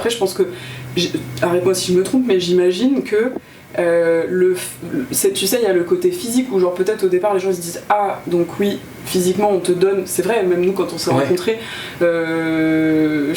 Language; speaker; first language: French; native; French